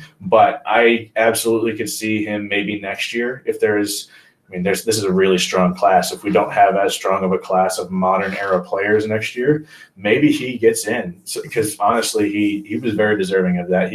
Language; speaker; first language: English; native; English